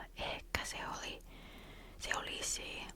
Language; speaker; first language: Finnish; non-native, learner; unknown